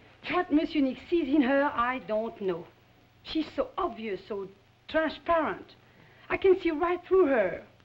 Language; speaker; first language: English; non-native, fluent; French